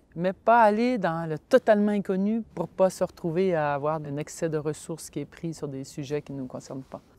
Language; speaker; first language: French; native; French